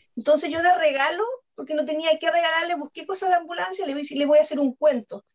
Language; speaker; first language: Spanish; native; Spanish